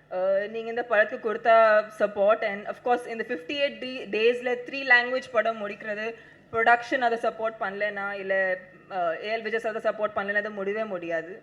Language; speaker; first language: Tamil; non-native, learner; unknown